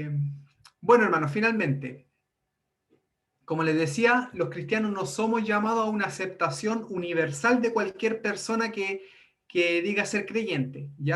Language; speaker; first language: Spanish; native; Spanish